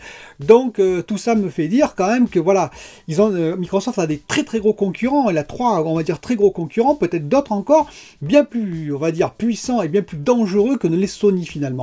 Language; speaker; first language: French; native; French